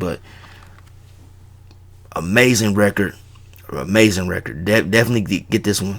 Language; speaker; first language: English; native; English